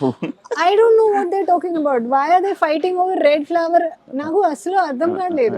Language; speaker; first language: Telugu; non-native, learner; Hindi